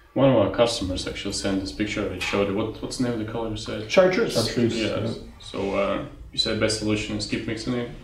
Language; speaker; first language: English; non-native, fluent; Russian